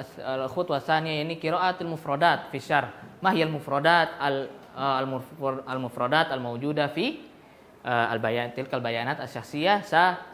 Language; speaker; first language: Arabic; non-native, fluent; Indonesian